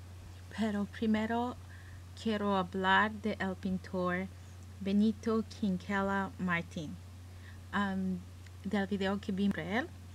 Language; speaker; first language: Spanish; early bilingual, heritage; English